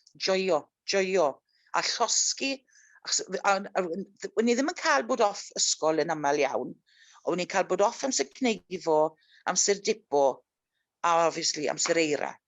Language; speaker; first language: Welsh; native; Welsh